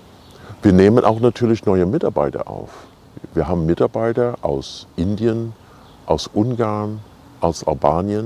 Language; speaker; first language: German; non-native, fluent; English